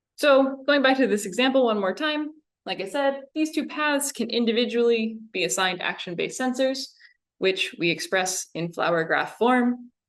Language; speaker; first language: English; native; English